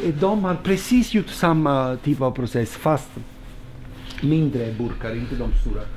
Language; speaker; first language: Swedish; non-native, fluent; Italian